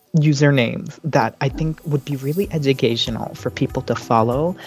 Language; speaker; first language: English; native; English